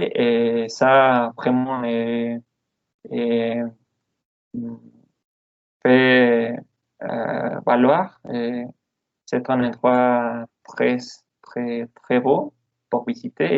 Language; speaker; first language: French; non-native, learner; Spanish